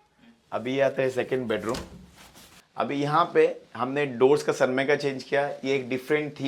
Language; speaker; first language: Hindi; non-native, local second language; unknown